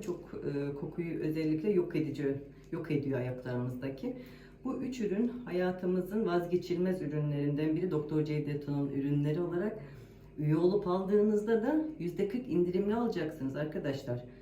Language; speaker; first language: Turkish; native; Turkish